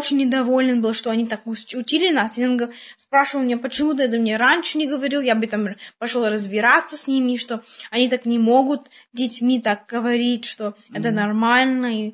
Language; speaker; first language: Russian; early bilingual, heritage; Russian